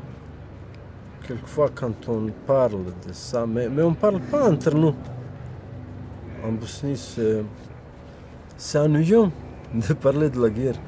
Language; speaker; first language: French; non-native, fluent; Bosnian